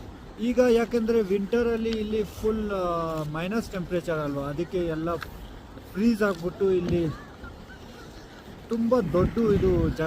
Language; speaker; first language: Kannada; non-native, local second language; Ladakhi